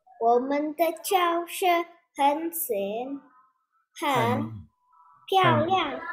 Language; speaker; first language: Chinese; non-native, learner; Indonesian